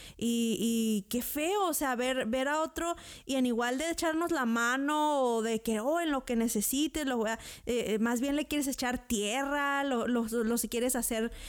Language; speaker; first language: Spanish; native; Spanish